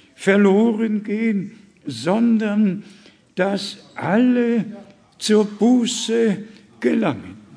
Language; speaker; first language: German; native; German